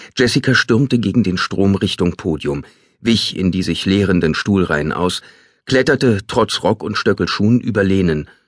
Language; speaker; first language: German; native; German